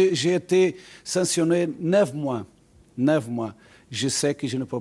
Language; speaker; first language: French; non-native, learner; Portuguese